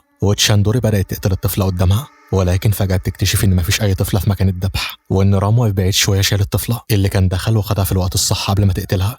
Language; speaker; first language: Arabic; native; Arabic